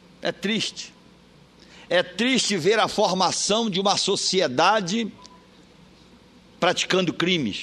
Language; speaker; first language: Portuguese; native; Portuguese